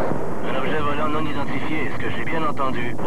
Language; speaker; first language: French; non-native, fluent; Italian